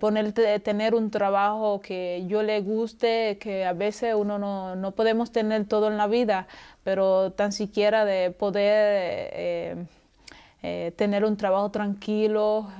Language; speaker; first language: Spanish; non-native, local second language; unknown